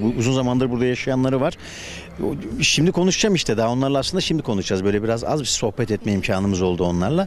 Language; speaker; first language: Turkish; native; Turkish